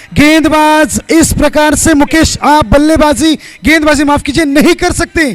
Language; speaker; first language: Hindi; non-native, local second language; Marathi